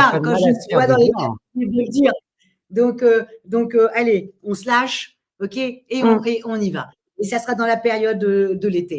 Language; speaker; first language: French; native; French